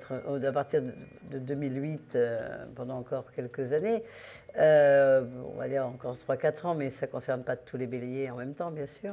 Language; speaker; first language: French; native; French